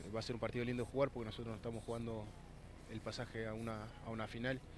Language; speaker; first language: Spanish; native; Spanish